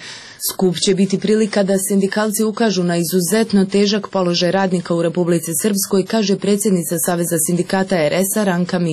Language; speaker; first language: Croatian; native; Croatian